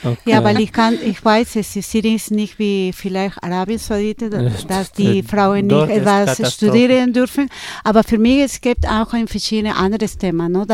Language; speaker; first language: German; non-native, fluent; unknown